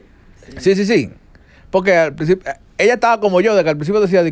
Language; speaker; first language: Spanish; native; Spanish